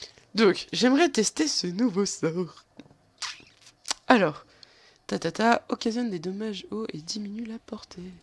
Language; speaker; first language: French; native; French